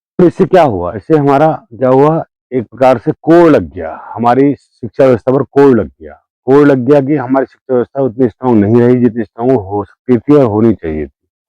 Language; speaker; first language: Hindi; native; Hindi